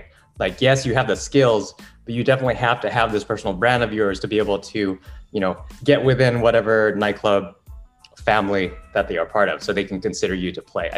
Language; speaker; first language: English; non-native, local second language; Filipino